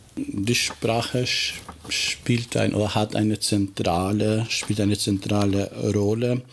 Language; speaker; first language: German; non-native, fluent; Albanian